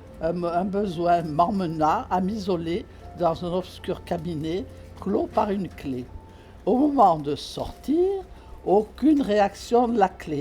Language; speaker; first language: French; native; French